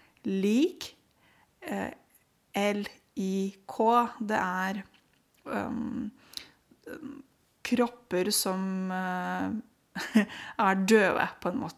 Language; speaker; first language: Norwegian; non-native, fluent; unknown